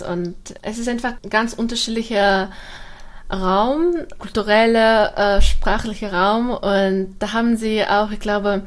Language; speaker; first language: German; non-native, fluent; Russian